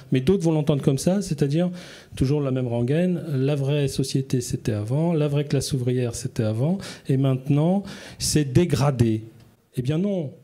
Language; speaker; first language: French; native; French